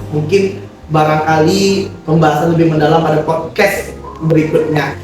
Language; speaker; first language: Indonesian; native; Indonesian